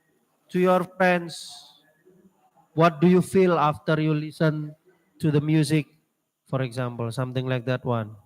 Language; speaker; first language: English; non-native, fluent; Indonesian